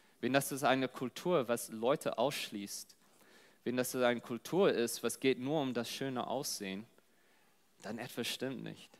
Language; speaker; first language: German; non-native, fluent; English